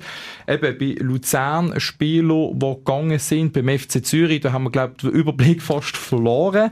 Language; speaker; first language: German; native; German